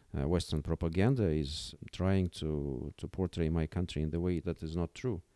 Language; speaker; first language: English; non-native, fluent; Russian